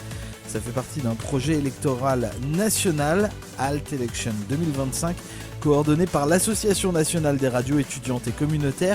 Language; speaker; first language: French; native; French